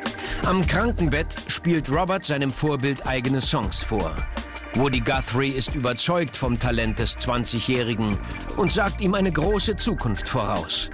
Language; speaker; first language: German; native; German